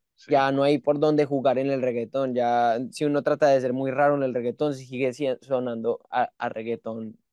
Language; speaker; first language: Spanish; native; Spanish